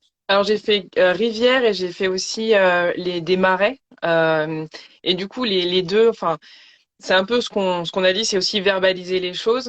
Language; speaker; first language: French; native; French